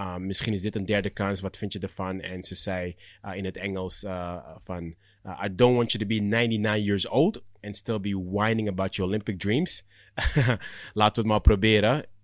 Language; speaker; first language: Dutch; early bilingual, other home language; Akan